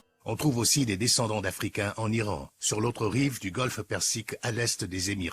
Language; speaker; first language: French; native; French